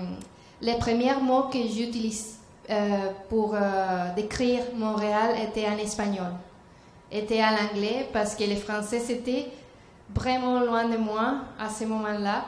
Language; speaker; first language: French; non-native, learner; Spanish